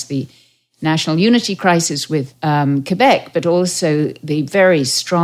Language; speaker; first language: English; native; English